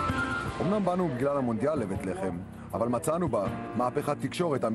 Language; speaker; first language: Hebrew; native; Hebrew